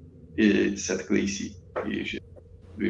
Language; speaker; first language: French; non-native, learner; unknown